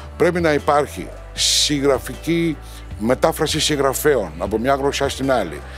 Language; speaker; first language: Greek; non-native, local second language; Turkish